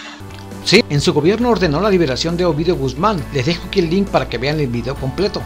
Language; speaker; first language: Spanish; native; Spanish